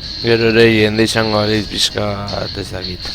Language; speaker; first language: Basque; non-native, local second language; Spanish